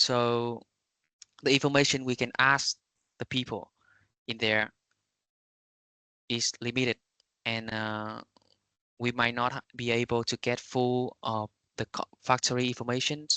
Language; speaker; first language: English; non-native, learner; Vietnamese